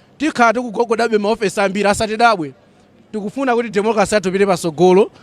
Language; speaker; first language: Nyanja; native; Nyanja